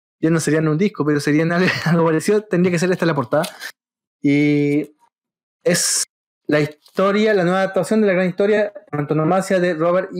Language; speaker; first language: Spanish; native; Spanish